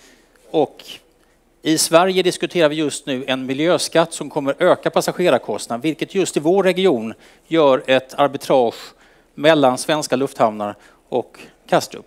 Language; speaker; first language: Swedish; native; Swedish